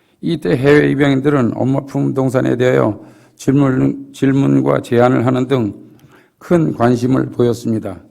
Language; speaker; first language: Korean; native; Korean